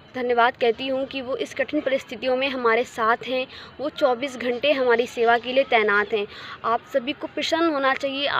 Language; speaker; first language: Hindi; native; Hindi